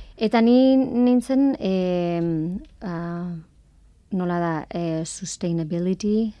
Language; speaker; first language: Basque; non-native, local second language; Spanish